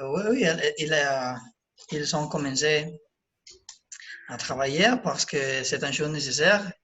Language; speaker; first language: French; non-native, learner; Spanish